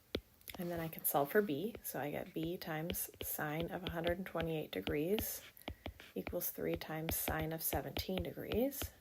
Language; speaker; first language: English; native; English